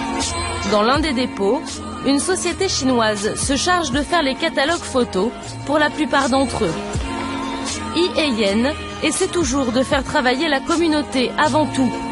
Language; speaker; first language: French; native; French